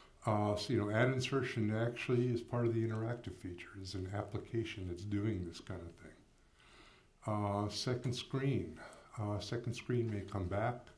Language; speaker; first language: English; native; English